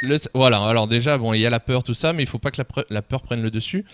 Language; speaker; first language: French; native; French